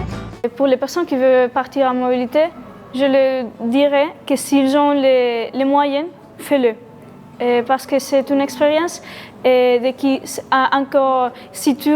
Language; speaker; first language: French; non-native, learner; Spanish